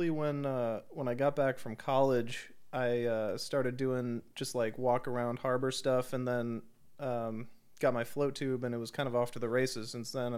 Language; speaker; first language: English; native; English